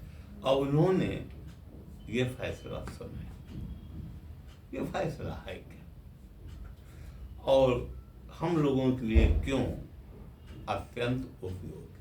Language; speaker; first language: Hindi; native; Hindi